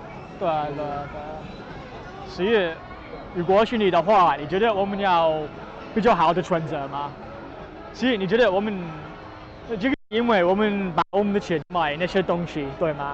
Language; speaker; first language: Chinese; non-native, learner; English